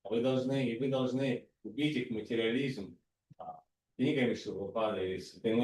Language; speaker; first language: Russian; native; Russian